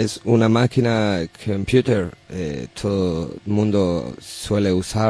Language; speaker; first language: Spanish; non-native, learner; English